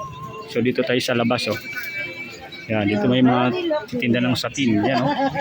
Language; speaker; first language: Filipino; native; Filipino